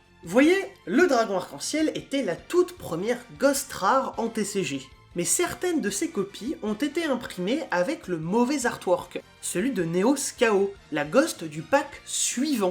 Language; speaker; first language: French; native; French